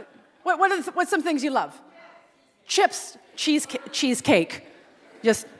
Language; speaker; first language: English; native; English